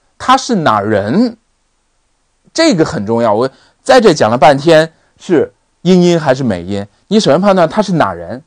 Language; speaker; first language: Chinese; native; Chinese